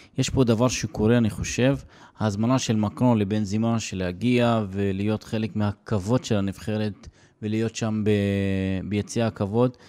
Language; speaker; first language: Hebrew; non-native, local second language; Arabic